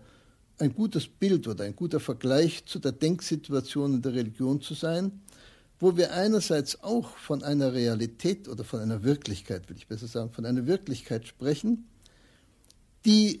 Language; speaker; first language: German; native; German